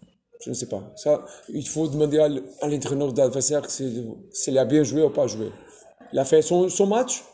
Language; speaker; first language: French; non-native, fluent; Portuguese